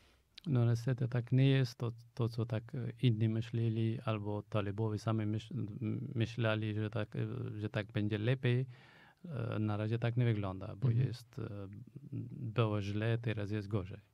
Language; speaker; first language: Polish; non-native, fluent; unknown